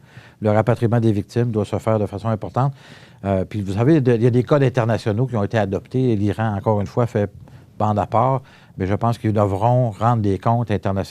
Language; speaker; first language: French; native; French